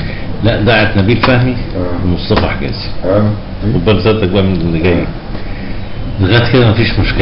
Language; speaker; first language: Arabic; native; Arabic